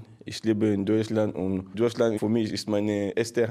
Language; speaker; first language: German; non-native, fluent; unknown